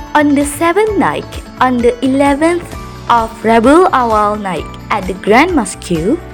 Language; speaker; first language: English; non-native, fluent; Indonesian